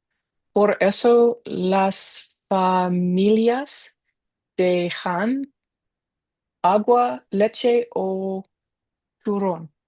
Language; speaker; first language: Spanish; non-native, learner; English